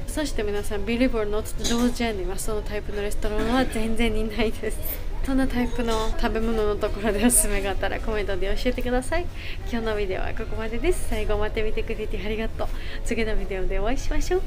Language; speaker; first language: Japanese; non-native, learner; Georgian